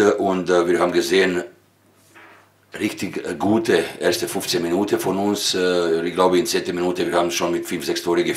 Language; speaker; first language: German; non-native, fluent; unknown